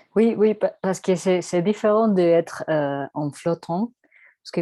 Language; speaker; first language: French; non-native, learner; Spanish